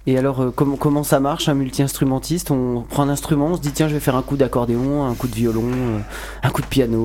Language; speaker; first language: French; native; French